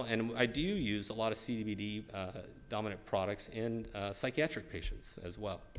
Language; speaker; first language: English; native; English